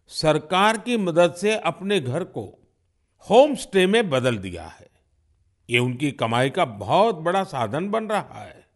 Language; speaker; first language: Hindi; non-native, local second language; Gujarati